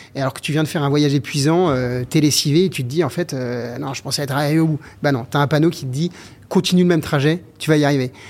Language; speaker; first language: French; native; French